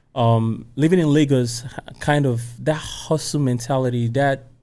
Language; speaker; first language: English; non-native, local second language; Igbo